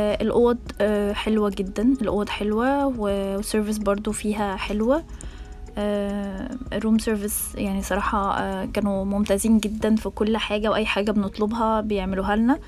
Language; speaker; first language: Arabic; native; Arabic